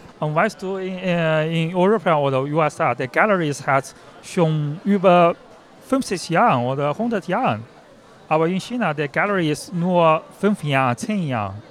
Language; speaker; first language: German; non-native, learner; Chinese